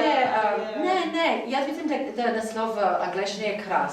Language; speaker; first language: Slovenian; non-native, fluent; English